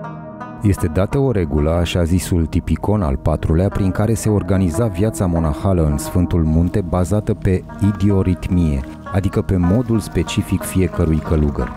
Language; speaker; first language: Romanian; native; Romanian